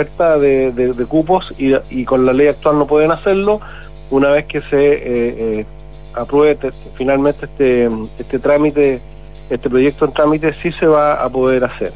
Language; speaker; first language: Spanish; native; Spanish